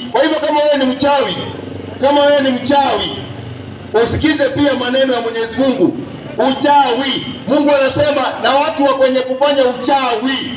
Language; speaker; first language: Swahili; non-native, local second language; Kikuyu